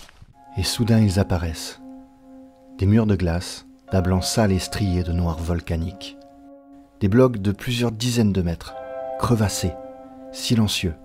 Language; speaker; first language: French; native; French